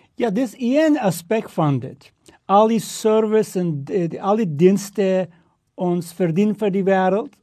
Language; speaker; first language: Afrikaans; non-native, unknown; Turkish